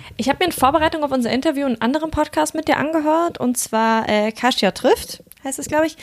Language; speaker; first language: German; native; German